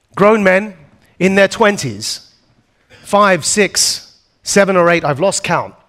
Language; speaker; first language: English; native; English